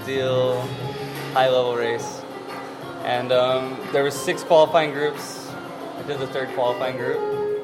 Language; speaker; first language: English; native; English